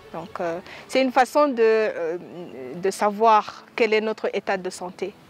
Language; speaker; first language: French; non-native, local second language; Kinyarwanda